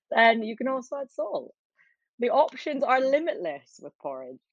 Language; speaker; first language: English; native; English